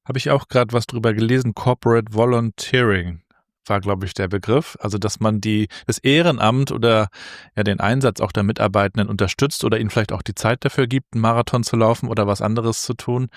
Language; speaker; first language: German; native; German